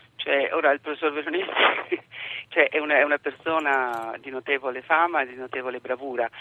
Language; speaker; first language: Italian; native; Italian